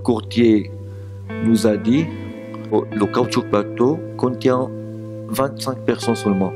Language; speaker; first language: French; non-native, learner; Arabic